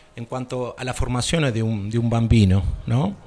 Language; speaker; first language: Italian; non-native, learner; Spanish